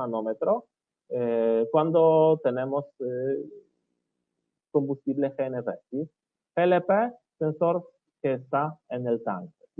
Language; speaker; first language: Spanish; non-native, learner; Polish